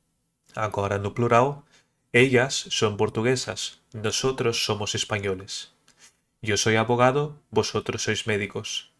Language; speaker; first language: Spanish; early bilingual, other home language; Portuguese